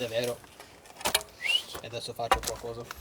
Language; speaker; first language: Italian; non-native, learner; English